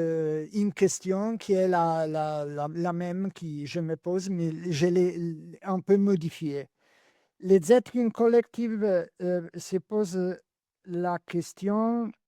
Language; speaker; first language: French; non-native, learner; Italian